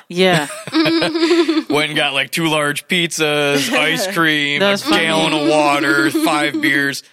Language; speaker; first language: English; native; English